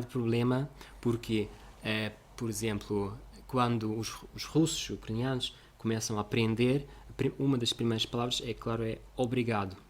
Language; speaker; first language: Portuguese; non-native, fluent; Russian